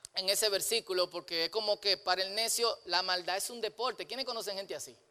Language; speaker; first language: Spanish; native; Spanish